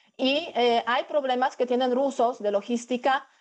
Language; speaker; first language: Spanish; native; Spanish